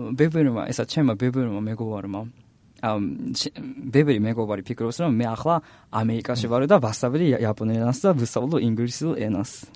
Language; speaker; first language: Georgian; non-native, learner; Japanese